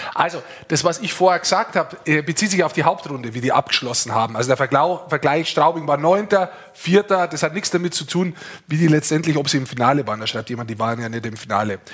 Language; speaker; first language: German; native; German